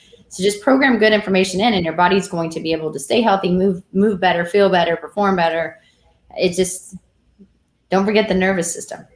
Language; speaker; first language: English; native; English